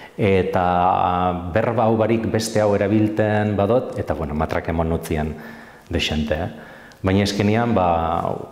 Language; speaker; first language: Basque; non-native, local second language; Spanish